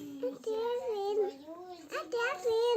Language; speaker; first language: Russian; early bilingual, other home language; Tajik